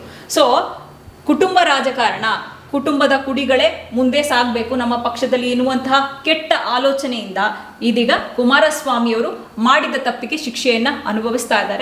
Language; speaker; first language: Kannada; native; Kannada